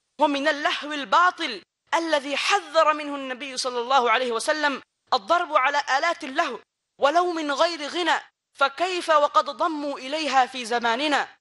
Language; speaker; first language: Arabic; non-native, fluent; Bangla